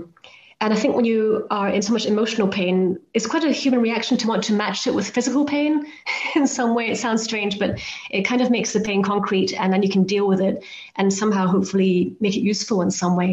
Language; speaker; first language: English; native; English